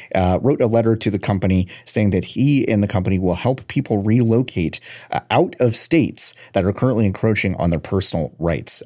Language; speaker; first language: English; native; English